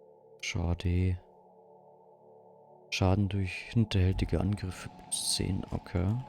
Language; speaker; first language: German; native; German